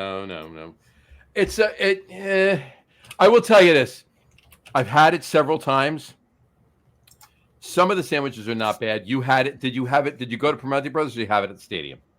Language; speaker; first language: English; native; English